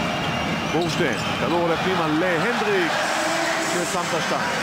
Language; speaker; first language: Hebrew; native; Hebrew